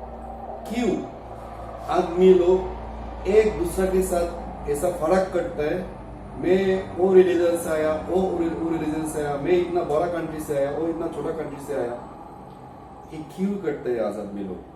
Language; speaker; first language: Hindi; non-native, learner; Bangla